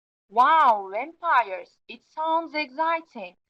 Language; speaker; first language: English; non-native, fluent; Turkish